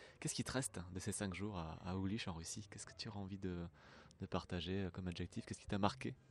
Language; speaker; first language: French; native; French